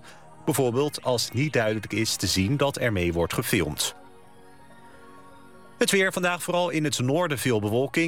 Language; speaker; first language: Dutch; native; Dutch